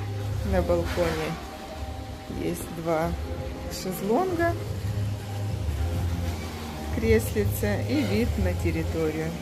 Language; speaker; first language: Russian; native; Russian